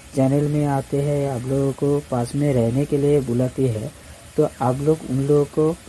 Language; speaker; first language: Hindi; non-native, local second language; Bangla